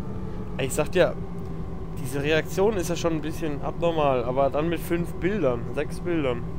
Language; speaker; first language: German; native; German